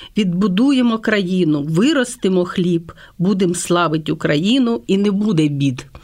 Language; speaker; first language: Ukrainian; non-native, local second language; Russian